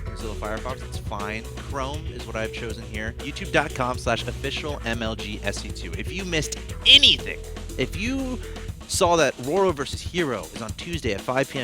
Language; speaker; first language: English; native; English